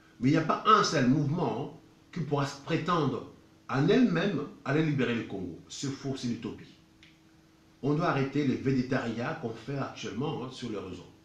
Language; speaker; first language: French; non-native, local second language; Lingala